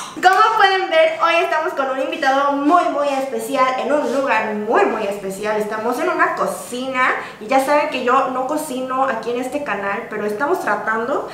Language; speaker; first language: Spanish; early bilingual, other home language; Korean